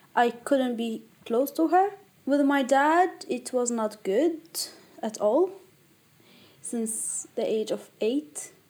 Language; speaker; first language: English; non-native, fluent; Arabic